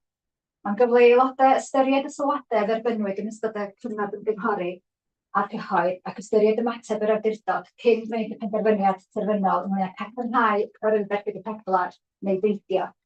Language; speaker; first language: Welsh; native; Welsh